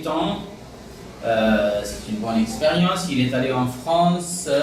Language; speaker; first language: French; non-native, fluent; Pashto